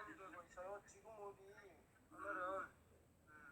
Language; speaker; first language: Korean; non-native, learner; Hindi